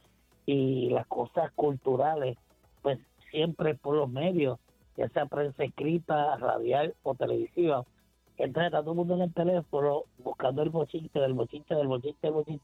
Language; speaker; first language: Spanish; native; Spanish